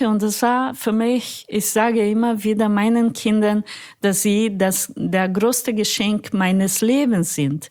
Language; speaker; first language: German; non-native, fluent; Portuguese